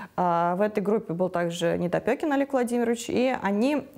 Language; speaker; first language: Russian; native; Russian